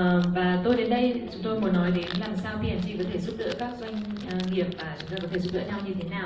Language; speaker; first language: Vietnamese; native; Vietnamese